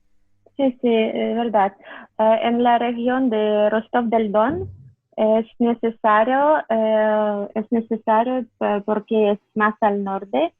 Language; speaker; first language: Spanish; non-native, fluent; Russian